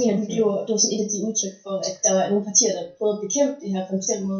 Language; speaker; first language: Danish; native; Danish